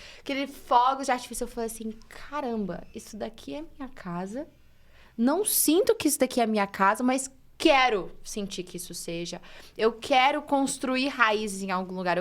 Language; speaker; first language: Portuguese; early bilingual, heritage; English